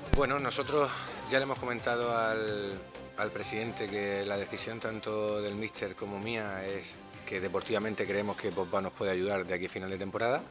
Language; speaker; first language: Spanish; native; Spanish